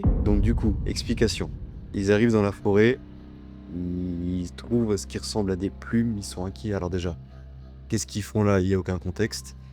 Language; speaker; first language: French; native; French